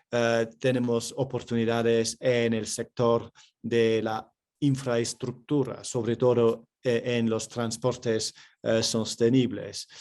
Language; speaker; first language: Spanish; non-native, fluent; English